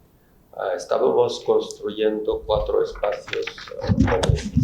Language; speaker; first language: Spanish; non-native, fluent; Russian